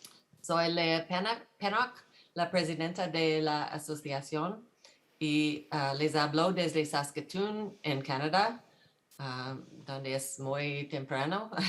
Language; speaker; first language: Spanish; non-native, fluent; English